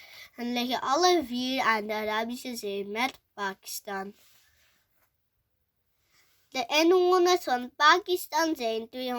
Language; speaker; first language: Dutch; early bilingual, other home language; Urdu